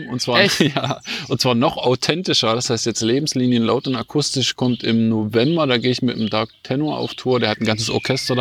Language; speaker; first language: German; native; German